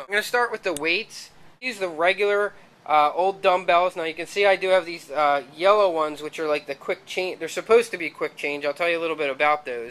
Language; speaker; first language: English; native; English